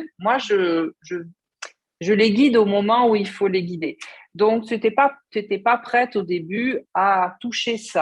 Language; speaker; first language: French; native; French